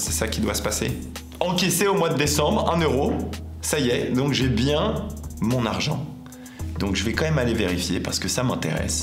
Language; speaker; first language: French; native; French